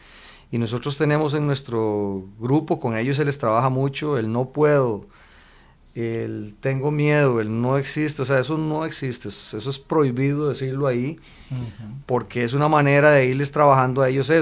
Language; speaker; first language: Spanish; native; Spanish